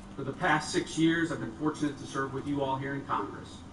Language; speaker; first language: English; native; English